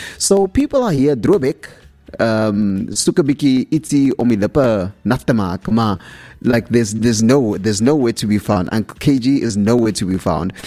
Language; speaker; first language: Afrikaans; non-native, local second language; Southern Sotho